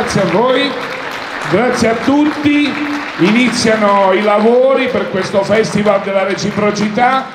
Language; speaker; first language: Italian; native; Italian